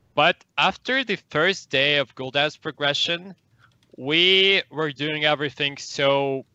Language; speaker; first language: English; non-native, fluent; Russian